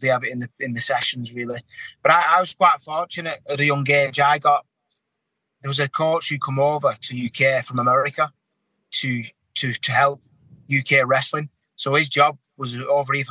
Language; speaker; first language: English; native; English